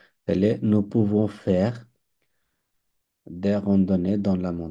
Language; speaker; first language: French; non-native, fluent; Bangla